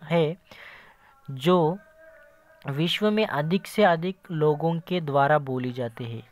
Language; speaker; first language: Hindi; non-native, local second language; Marathi